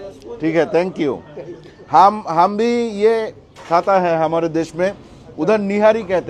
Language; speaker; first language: Hindi; non-native, learner; Bangla